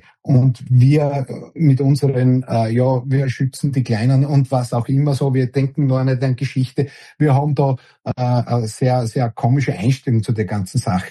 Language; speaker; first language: German; native; German